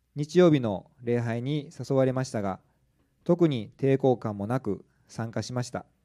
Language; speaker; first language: Japanese; native; Japanese